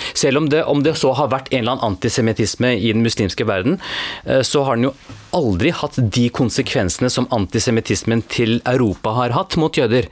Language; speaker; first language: Norwegian; early bilingual, other home language; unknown